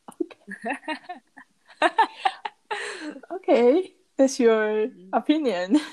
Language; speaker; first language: English; non-native, learner; Chinese